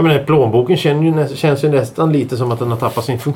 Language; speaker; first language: Swedish; native; Swedish